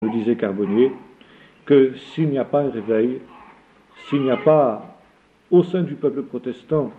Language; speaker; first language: French; native; French